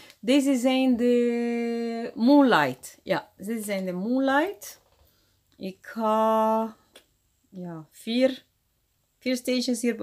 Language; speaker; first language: Dutch; non-native, fluent; Spanish